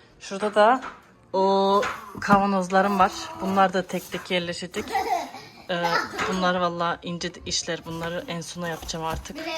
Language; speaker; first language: Turkish; early bilingual, heritage; Turkish